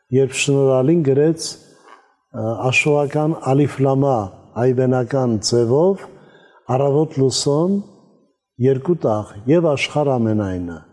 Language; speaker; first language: Armenian; native; Armenian